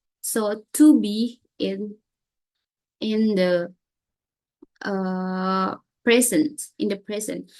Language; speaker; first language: English; non-native, learner; Indonesian